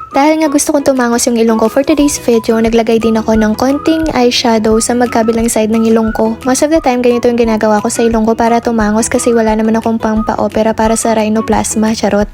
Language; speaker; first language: Filipino; native; Filipino